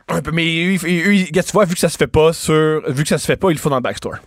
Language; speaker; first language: French; native; French